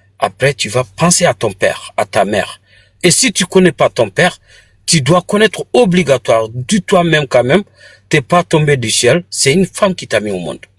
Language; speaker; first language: French; non-native, local second language; Bambara